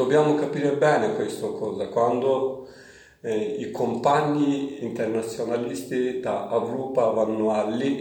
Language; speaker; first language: Italian; non-native, learner; Kurdish